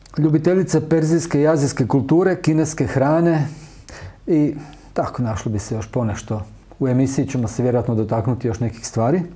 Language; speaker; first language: Croatian; native; Croatian